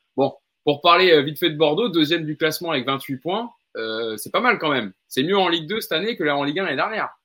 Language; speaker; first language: French; native; French